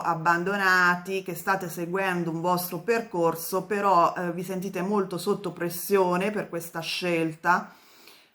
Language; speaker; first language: Italian; native; Italian